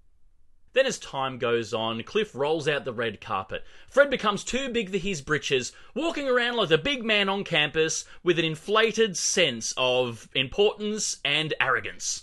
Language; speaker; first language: English; native; English